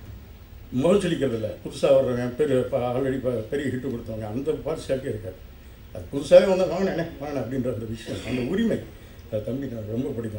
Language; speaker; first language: Tamil; native; Tamil